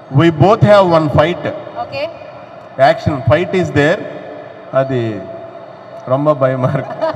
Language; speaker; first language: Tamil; non-native, learner; Telugu